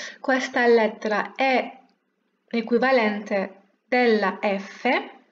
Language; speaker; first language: Italian; non-native, fluent; French